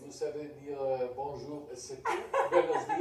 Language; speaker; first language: French; non-native, fluent; Spanish